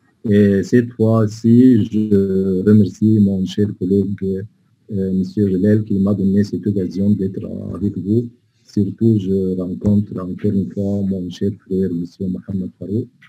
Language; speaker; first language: French; non-native, fluent; Arabic